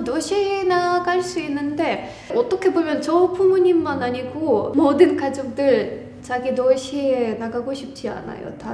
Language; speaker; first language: Korean; non-native, fluent; Ukrainian